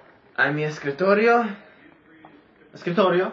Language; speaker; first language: Spanish; non-native, learner; English